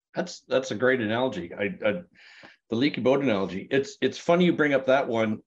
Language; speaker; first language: English; native; English